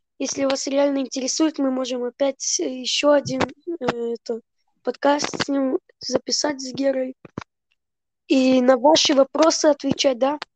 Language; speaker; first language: Russian; early bilingual, heritage; Russian